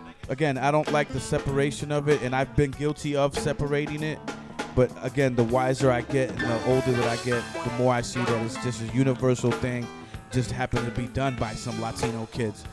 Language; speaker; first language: English; early bilingual, other home language; Spanish